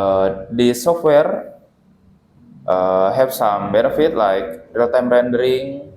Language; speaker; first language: English; non-native, learner; Indonesian